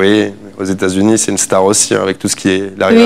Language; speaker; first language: French; native; French